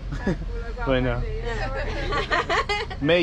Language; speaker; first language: Spanish; non-native, fluent; Danish